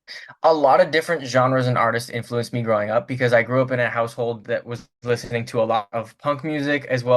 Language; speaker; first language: English; native; English